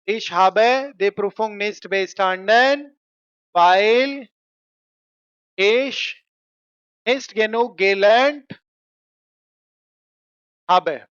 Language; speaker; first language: German; non-native, fluent; Hindi